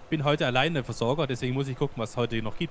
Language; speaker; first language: German; native; German